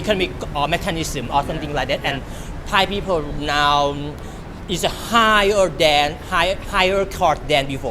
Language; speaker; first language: English; non-native, learner; Thai